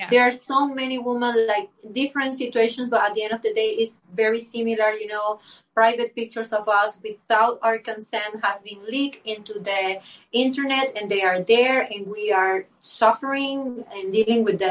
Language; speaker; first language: English; non-native, fluent; Spanish